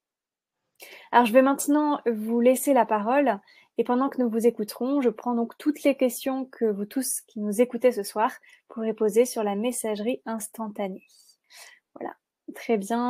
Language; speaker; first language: French; native; French